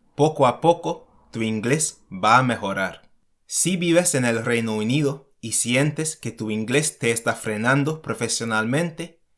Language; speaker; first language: Spanish; non-native, fluent; English